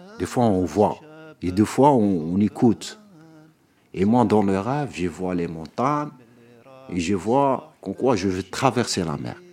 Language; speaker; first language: French; non-native, local second language; Arabic